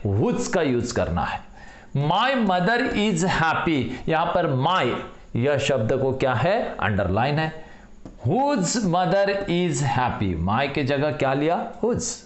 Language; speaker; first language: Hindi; non-native, local second language; Marathi